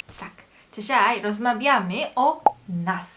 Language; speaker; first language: Polish; non-native, learner; Korean